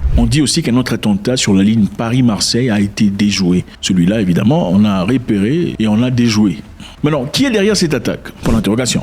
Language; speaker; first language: French; non-native, local second language; Lingala